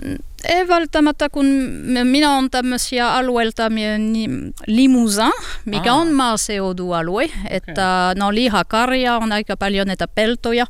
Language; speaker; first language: Finnish; non-native, learner; French